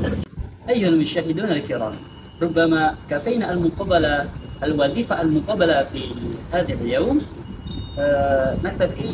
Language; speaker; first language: Arabic; non-native, learner; Indonesian